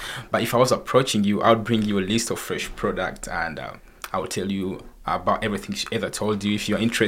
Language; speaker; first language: English; non-native, fluent; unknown